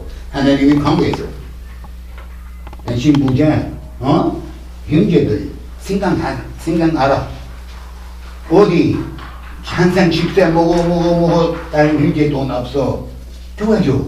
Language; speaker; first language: Korean; non-native, learner; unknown